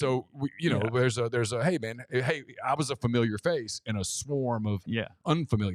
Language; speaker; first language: English; native; English